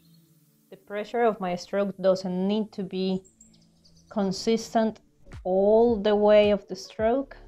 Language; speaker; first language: English; non-native, fluent; Spanish